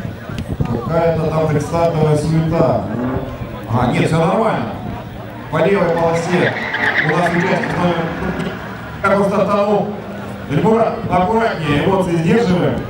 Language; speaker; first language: Russian; native; Russian